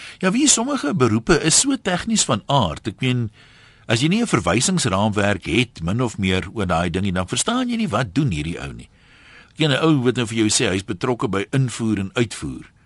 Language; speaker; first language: Afrikaans; native; Afrikaans